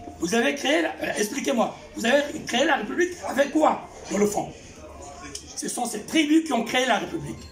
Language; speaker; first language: French; non-native, local second language; Kongo